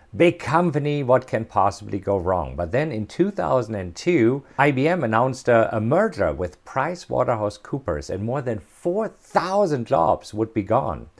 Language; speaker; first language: English; non-native, fluent; German